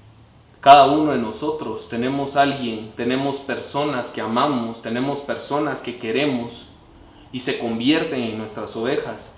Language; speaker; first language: Spanish; native; Spanish